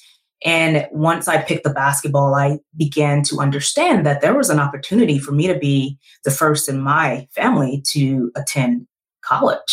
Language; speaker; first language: English; native; English